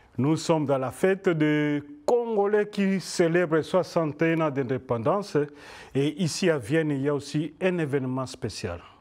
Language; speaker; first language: French; non-native, local second language; Swahili